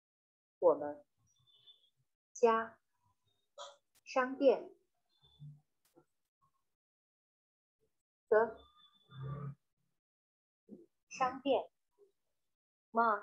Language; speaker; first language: Chinese; non-native, learner; Vietnamese